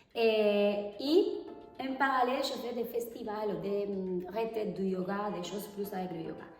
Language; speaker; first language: French; non-native, fluent; Spanish